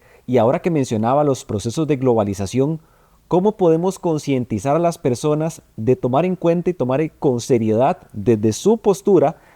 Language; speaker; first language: Spanish; native; Spanish